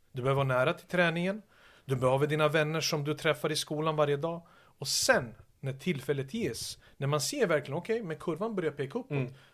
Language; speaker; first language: Swedish; early bilingual, other home language; Serbian